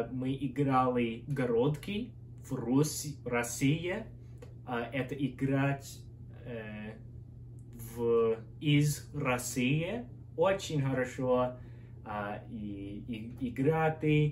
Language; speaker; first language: Russian; non-native, learner; English